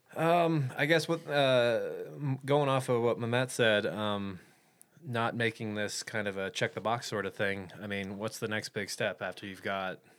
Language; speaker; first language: English; native; English